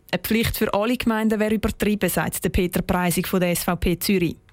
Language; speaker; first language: German; native; German